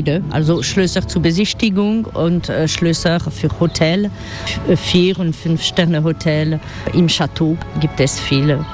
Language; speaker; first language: German; non-native, fluent; French